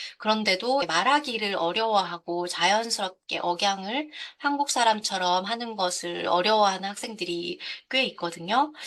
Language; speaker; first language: Korean; native; Korean